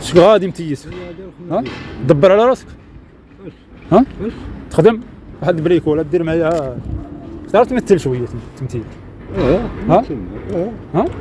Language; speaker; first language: Arabic; native; Arabic